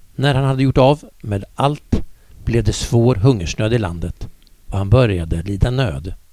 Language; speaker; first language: Swedish; native; Swedish